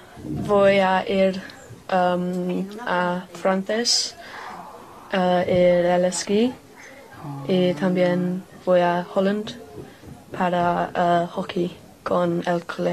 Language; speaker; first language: Spanish; non-native, learner; English